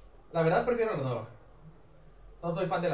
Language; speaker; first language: Spanish; native; Spanish